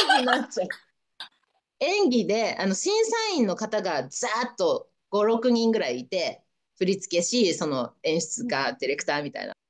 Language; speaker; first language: Japanese; native; Japanese